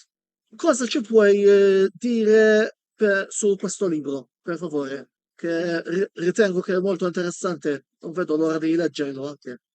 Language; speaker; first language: Italian; non-native, fluent; Maltese